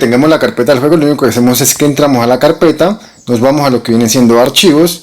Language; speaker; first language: Spanish; native; Spanish